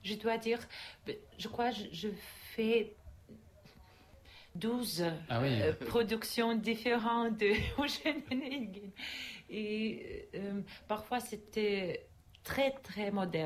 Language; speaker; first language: French; non-native, learner; Russian